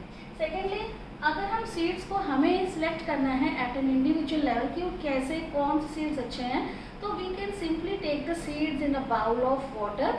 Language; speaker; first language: Hindi; native; Hindi